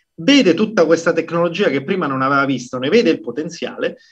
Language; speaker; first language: Italian; native; Italian